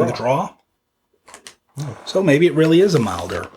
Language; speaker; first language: English; native; English